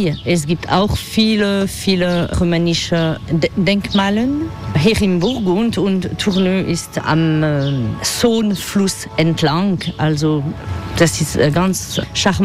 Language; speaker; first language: German; non-native, fluent; French